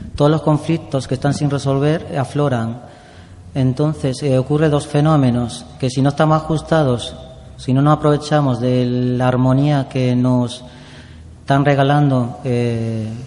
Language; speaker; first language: Spanish; native; Spanish